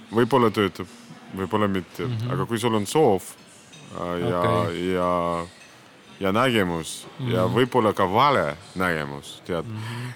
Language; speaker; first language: Estonian; non-native, local second language; Russian